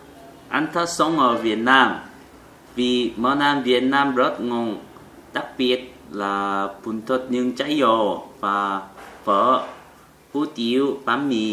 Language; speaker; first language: Vietnamese; non-native, learner; Korean